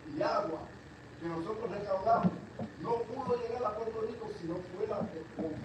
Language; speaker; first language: Spanish; early bilingual, heritage; Spanish